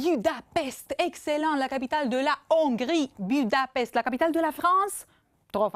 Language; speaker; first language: French; non-native, fluent; Romanian